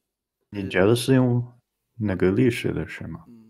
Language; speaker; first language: Chinese; non-native, learner; Portuguese